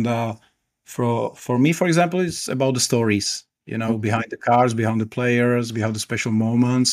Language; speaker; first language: English; non-native, fluent; Czech